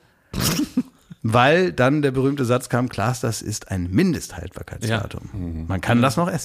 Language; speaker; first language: German; native; German